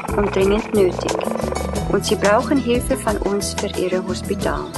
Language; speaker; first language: German; non-native, fluent; Afrikaans